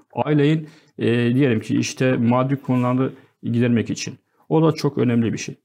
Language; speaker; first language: Turkish; non-native, fluent; Arabic